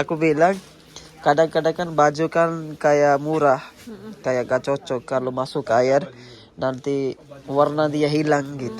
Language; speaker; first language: Indonesian; non-native, learner; Urdu